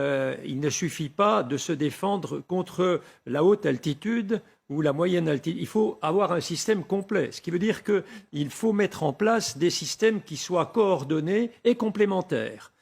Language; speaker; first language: French; native; French